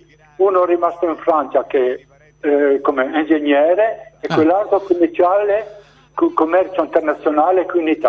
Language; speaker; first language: Italian; non-native, local second language; Slovenian